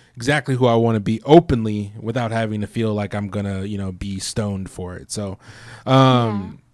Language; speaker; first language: English; native; English